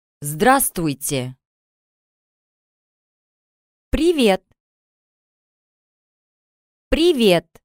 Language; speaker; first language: Russian; non-native, learner; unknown